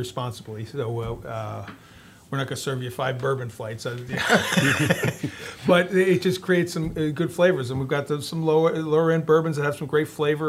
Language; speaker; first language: English; native; English